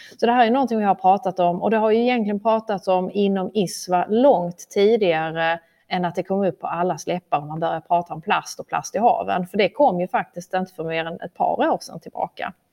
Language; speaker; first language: Swedish; native; Swedish